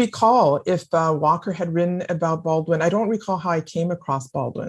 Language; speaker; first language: English; non-native, fluent; French